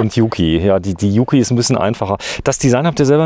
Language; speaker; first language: German; native; German